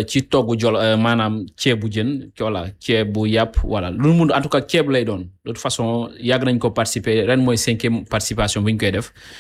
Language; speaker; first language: English; non-native, learner; Jola-Fonyi